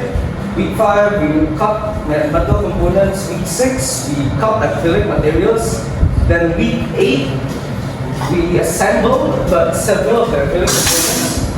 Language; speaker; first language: English; non-native, learner; Indonesian